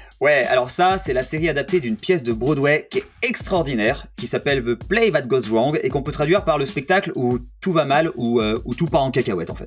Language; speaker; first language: French; native; French